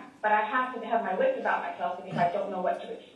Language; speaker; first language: English; native; English